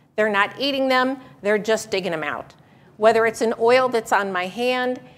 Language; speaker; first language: English; native; English